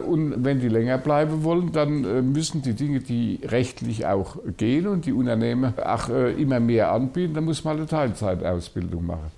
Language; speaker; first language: German; native; German